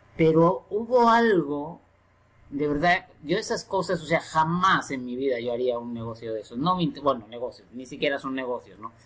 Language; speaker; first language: Spanish; native; Spanish